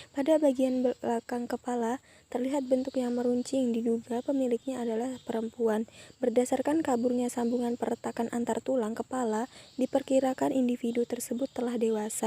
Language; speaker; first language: Indonesian; native; Indonesian